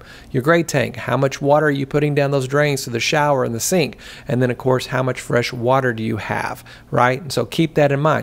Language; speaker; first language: English; native; English